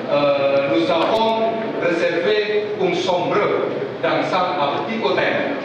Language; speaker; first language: French; non-native, learner; Indonesian